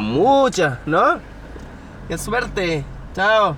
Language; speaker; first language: Spanish; non-native, fluent; French